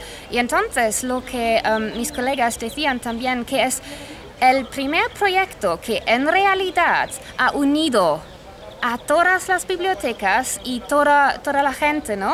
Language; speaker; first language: Spanish; non-native, fluent; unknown